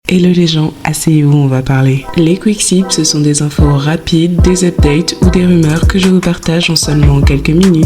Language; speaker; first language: French; native; French